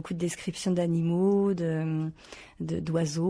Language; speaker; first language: French; native; French